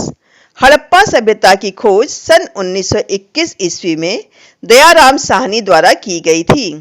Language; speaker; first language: Hindi; native; Hindi